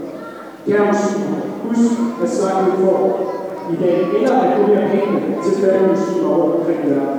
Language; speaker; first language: Danish; non-native, fluent; Arabic